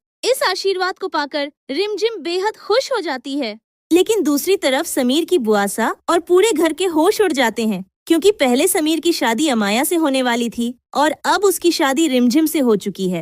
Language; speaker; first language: Hindi; native; Hindi